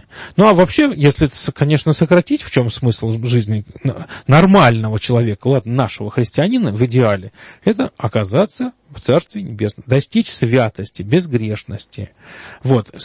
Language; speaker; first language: Russian; native; Russian